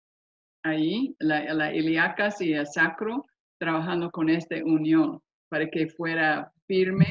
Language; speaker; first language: Spanish; non-native, fluent; English